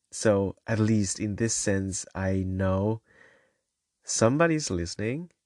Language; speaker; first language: English; non-native, fluent; Chinese